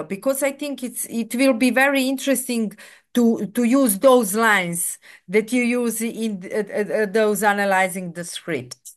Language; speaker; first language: English; non-native, fluent; Serbian